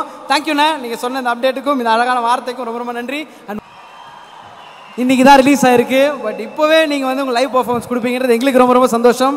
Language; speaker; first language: Tamil; native; Tamil